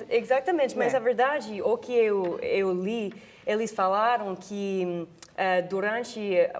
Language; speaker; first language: Portuguese; non-native, fluent; English